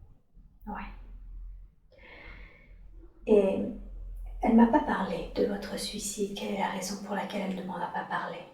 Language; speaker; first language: French; native; French